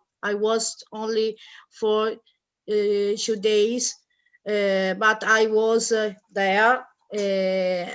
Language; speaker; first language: English; non-native, learner; Italian